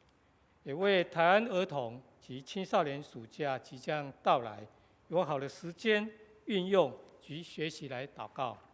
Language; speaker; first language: Chinese; native; Chinese